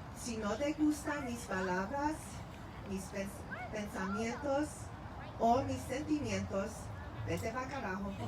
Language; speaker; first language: Spanish; early bilingual, heritage; Spanish